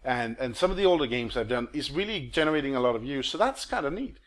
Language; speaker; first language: English; non-native, fluent; Danish